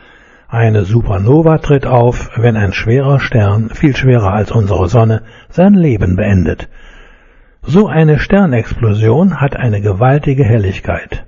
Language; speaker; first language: German; native; German